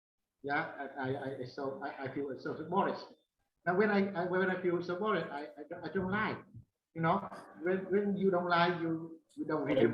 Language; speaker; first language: English; non-native, learner; Vietnamese